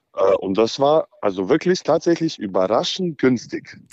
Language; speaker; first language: German; native; German